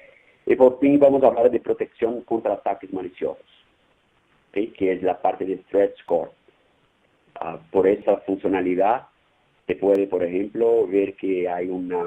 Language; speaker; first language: Spanish; non-native, fluent; Portuguese